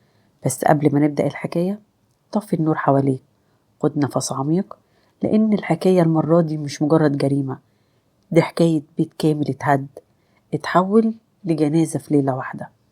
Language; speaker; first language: Arabic; native; Arabic